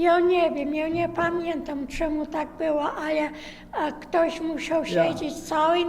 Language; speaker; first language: Polish; early bilingual, heritage; Polish